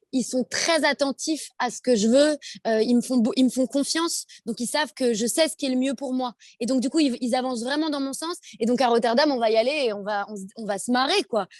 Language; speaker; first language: French; native; French